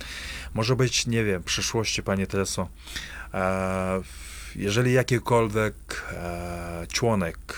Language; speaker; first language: Polish; non-native, fluent; Kazakh